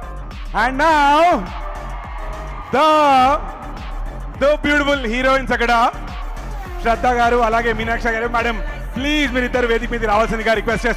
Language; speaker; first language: Telugu; native; Telugu